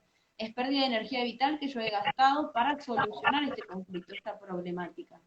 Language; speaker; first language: Spanish; native; Spanish